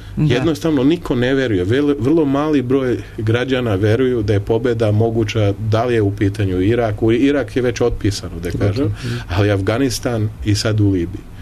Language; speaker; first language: Serbian; early bilingual, heritage; Serbian